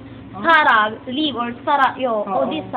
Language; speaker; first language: Korean; non-native, learner; Filipino